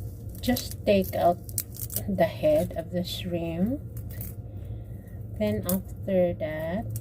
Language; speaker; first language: English; non-native, local second language; Filipino